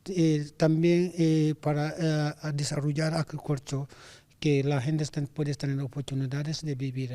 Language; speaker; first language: Spanish; non-native, learner; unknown